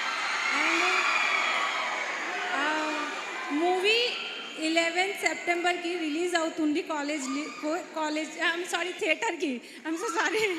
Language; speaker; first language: Telugu; non-native, learner; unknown